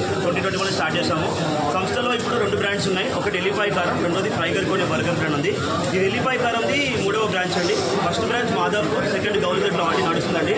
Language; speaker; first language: Telugu; native; Telugu